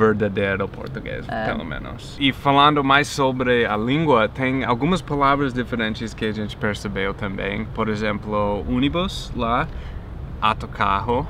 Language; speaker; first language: Portuguese; non-native, fluent; English